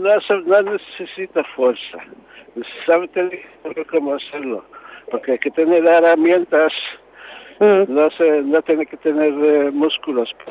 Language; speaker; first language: Spanish; non-native, learner; Hebrew